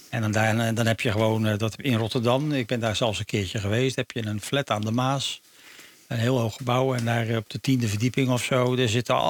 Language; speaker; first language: Dutch; native; Dutch